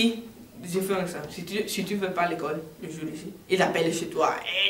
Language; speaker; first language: French; non-native, learner; Italian